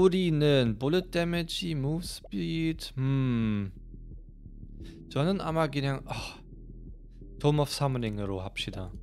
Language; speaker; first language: Korean; non-native, fluent; German